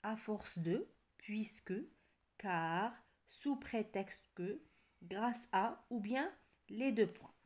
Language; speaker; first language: French; non-native, local second language; Arabic